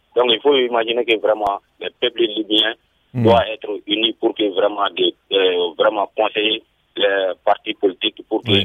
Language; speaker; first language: French; non-native, local second language; Bambara